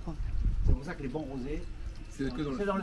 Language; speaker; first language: French; native; French